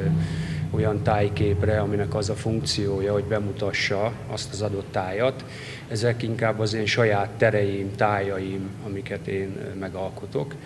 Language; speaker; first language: Hungarian; native; Hungarian